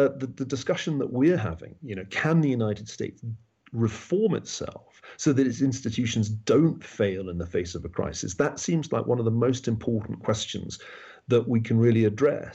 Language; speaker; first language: English; native; English